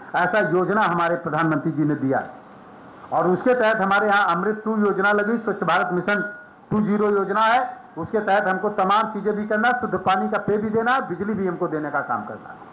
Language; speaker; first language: Hindi; native; Hindi